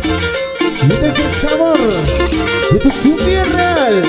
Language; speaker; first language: Spanish; native; Spanish